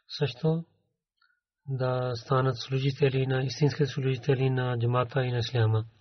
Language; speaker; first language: Bulgarian; non-native, learner; Urdu